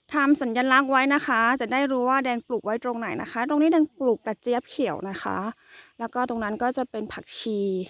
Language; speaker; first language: Thai; non-native, local second language; S'gaw Karen